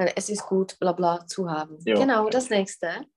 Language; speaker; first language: German; non-native, fluent; Czech